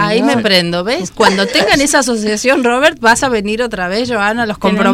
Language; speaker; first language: Spanish; native; Spanish